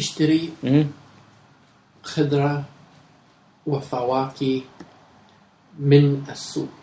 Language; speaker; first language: Arabic; non-native, learner; English